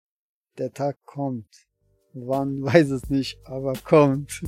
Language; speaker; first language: German; non-native, learner; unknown